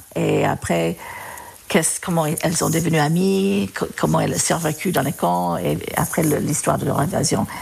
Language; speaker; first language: French; non-native, fluent; English